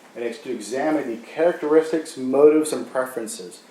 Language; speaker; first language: English; native; English